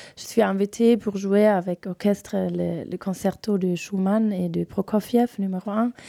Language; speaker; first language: French; non-native, fluent; German